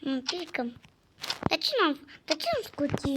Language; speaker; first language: Romanian; early bilingual, heritage; Romanian